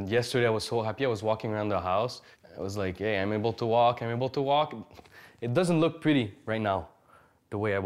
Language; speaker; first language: English; native; English